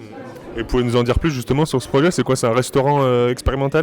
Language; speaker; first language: French; native; French